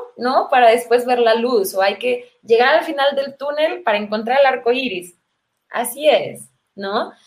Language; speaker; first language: Spanish; native; Spanish